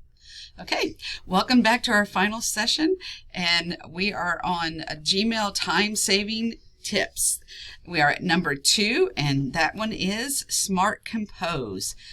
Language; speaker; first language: English; native; English